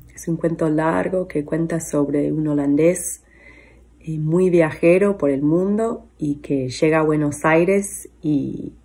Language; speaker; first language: Spanish; non-native, fluent; English